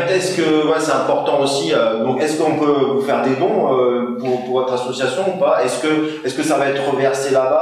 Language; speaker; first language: French; native; French